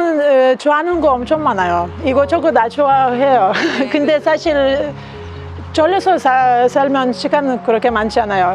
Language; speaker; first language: Korean; non-native, learner; Lithuanian